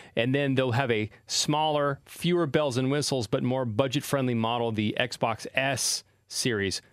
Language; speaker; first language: English; native; English